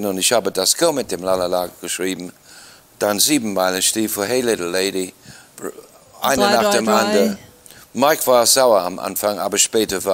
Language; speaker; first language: German; non-native, fluent; English